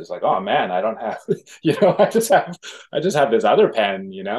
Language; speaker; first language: English; native; English